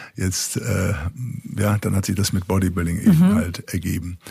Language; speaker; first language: German; native; German